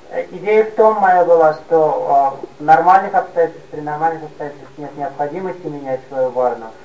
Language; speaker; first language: Russian; native; Russian